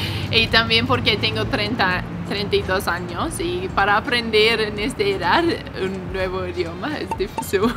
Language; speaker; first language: Spanish; non-native, learner; English